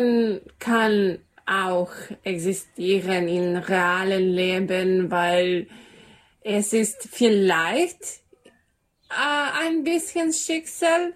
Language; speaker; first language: German; non-native, learner; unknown